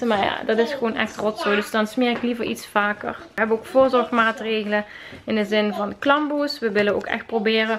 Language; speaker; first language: Dutch; native; Dutch